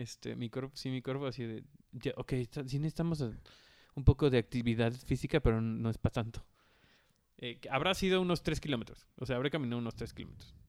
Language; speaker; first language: Spanish; native; Spanish